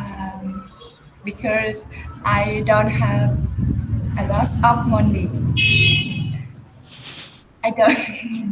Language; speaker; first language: English; non-native, learner; Vietnamese